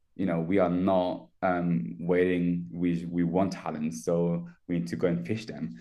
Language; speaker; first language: English; non-native, fluent; French